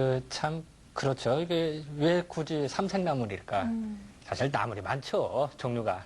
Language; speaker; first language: Korean; native; Korean